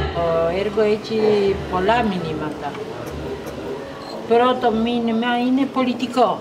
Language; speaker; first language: Greek; non-native, fluent; Albanian